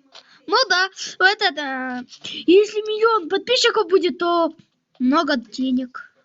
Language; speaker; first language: Russian; non-native, local second language; Kyrgyz